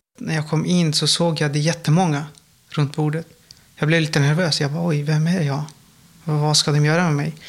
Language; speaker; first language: Swedish; non-native, fluent; Persian